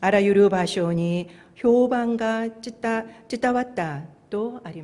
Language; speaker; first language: Japanese; non-native, fluent; Korean